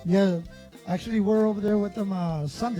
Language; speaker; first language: English; native; English